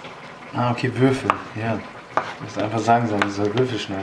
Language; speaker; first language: German; native; German